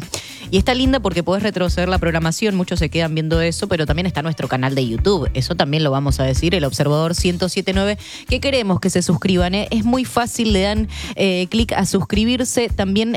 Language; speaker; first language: Spanish; native; Spanish